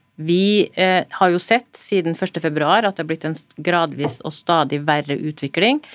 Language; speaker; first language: Norwegian; native; Norwegian